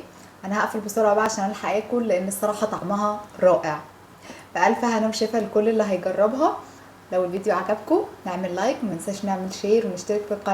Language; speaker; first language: Arabic; native; Arabic